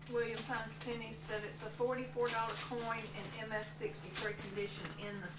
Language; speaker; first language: English; native; English